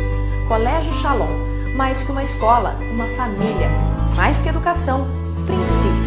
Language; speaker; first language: Portuguese; native; Portuguese